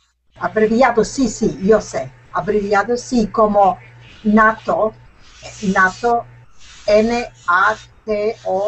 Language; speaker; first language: Spanish; non-native, learner; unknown